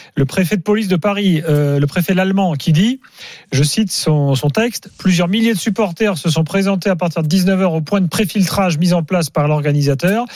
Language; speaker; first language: French; native; French